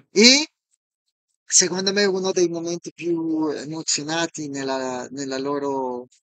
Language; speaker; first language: Italian; non-native, fluent; Spanish